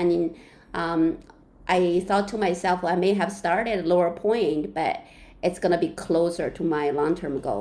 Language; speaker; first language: English; non-native, fluent; Chinese